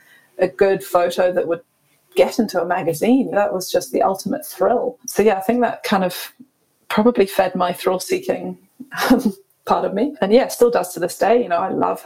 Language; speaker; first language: English; native; English